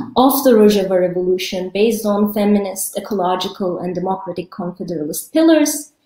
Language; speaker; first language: English; early bilingual, other home language; Kurdish